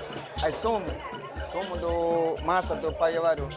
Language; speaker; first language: Portuguese; non-native, local second language; Ticuna